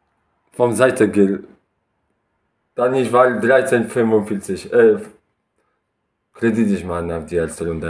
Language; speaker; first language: German; non-native, learner; Polish